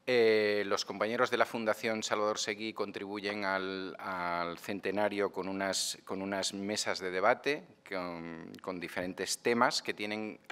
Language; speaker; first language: Spanish; non-native, local second language; Catalan